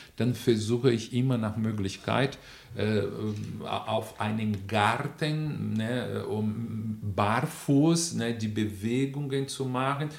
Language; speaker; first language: German; non-native, fluent; Portuguese